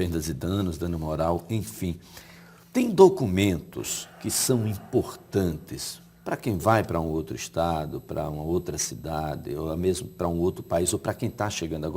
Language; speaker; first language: Portuguese; native; Portuguese